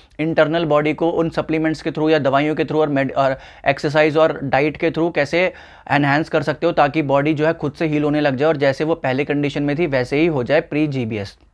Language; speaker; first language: Hindi; native; Hindi